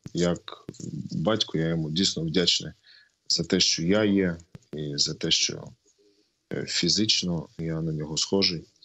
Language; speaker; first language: Ukrainian; non-native, local second language; Russian